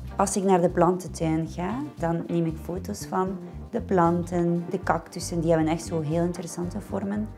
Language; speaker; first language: Dutch; non-native, fluent; Spanish